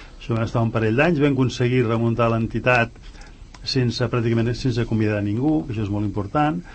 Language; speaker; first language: Catalan; native; Catalan